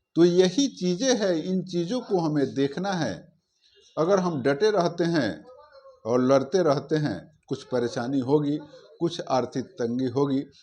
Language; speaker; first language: Hindi; native; Hindi